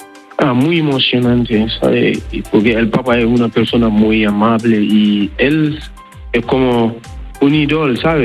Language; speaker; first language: Spanish; non-native, learner; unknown